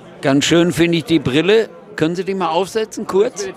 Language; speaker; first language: German; native; German